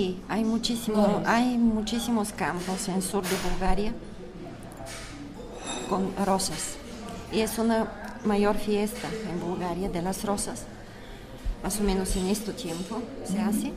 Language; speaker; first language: Spanish; non-native, learner; Bulgarian